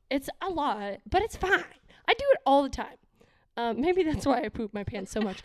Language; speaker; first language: English; native; English